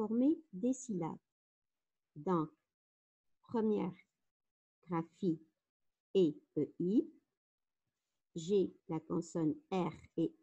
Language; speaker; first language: French; non-native, local second language; Arabic